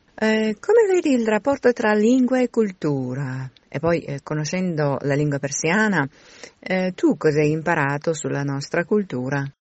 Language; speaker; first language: Italian; non-native, fluent; Persian